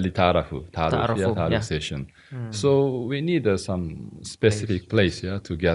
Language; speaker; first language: English; non-native, learner; Japanese